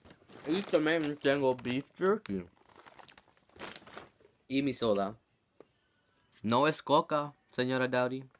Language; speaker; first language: Spanish; non-native, learner; English